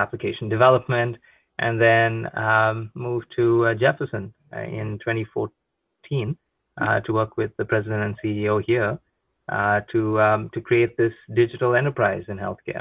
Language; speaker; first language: English; non-native, local second language; Konkani